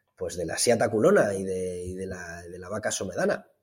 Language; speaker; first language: Spanish; native; Spanish